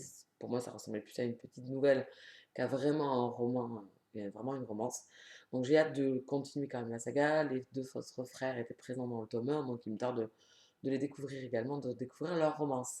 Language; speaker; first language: French; native; French